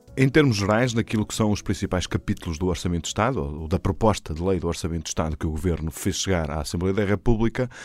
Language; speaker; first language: Portuguese; native; Portuguese